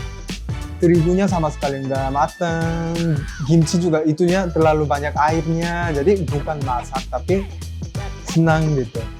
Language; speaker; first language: Indonesian; early bilingual, other home language; Korean